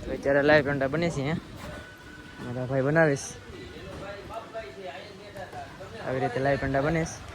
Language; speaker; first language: Gujarati; native; Gujarati